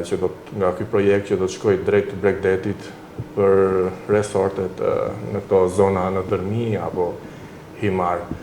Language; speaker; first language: Albanian; native; Albanian